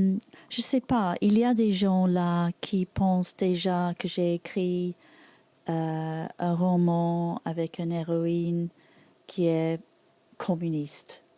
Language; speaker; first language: French; non-native, learner; English